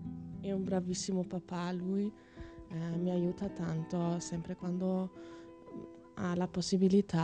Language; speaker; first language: Italian; non-native, learner; German